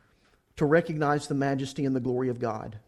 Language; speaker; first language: English; native; English